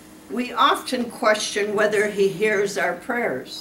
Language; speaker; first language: English; early bilingual, other home language; Ukrainian